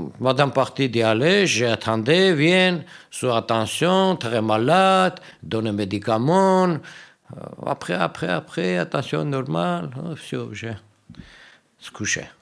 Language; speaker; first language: French; non-native, learner; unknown